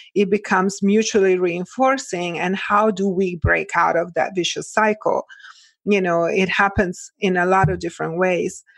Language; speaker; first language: English; early bilingual, other home language; Italian